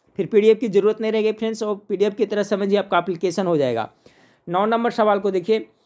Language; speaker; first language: Hindi; native; Hindi